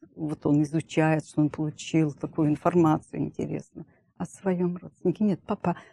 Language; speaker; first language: Russian; native; Russian